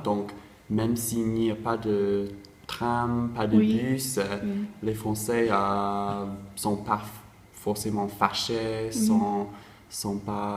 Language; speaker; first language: French; non-native, fluent; English